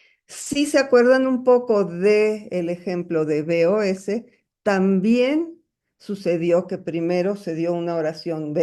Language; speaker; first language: Spanish; non-native, fluent; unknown